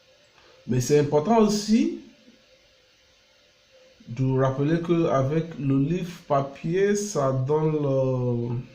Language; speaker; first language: French; non-native, learner; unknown